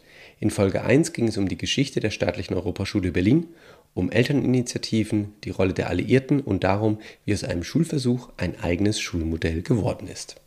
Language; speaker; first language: German; native; German